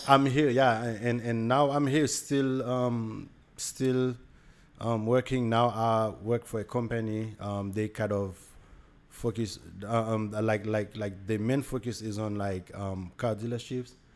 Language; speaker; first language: English; non-native, fluent; Haitian Creole